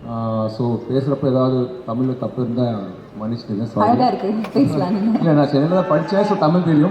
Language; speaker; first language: Tamil; non-native, local second language; Telugu